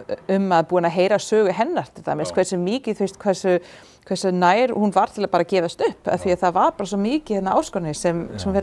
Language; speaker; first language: Icelandic; non-native, learner; English